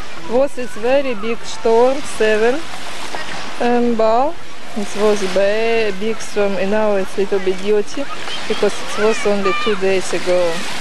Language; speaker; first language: English; non-native, learner; Russian